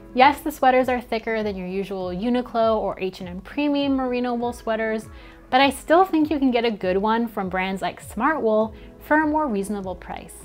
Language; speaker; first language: English; native; English